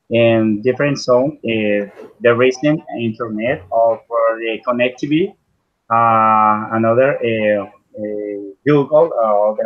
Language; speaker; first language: English; non-native, learner; Spanish